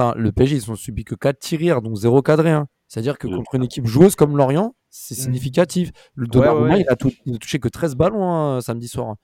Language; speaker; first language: French; native; French